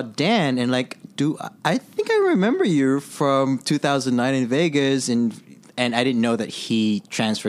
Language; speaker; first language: English; non-native, local second language; Filipino